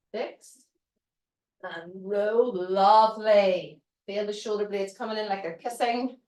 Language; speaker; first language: English; native; English